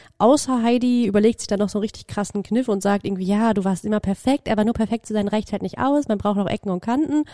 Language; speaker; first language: German; native; German